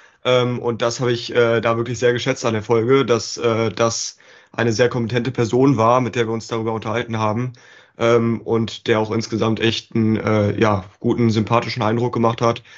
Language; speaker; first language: German; native; German